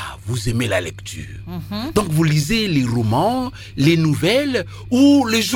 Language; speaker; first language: French; non-native, local second language; Lingala